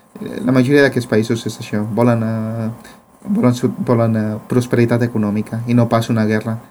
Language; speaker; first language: Catalan; non-native, fluent; Spanish